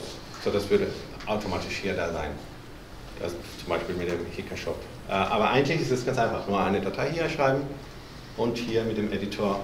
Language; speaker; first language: German; non-native, fluent; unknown